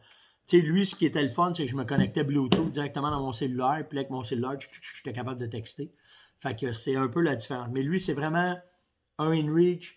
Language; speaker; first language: French; native; French